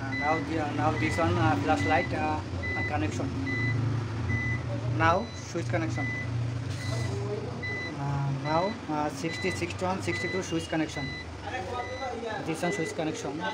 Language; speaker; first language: English; non-native, learner; Bangla